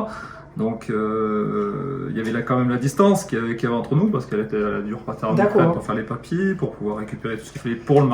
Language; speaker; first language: French; native; French